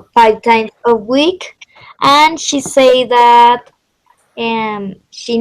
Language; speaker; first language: English; non-native, learner; Spanish